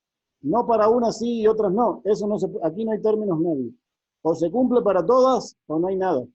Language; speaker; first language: Spanish; native; Spanish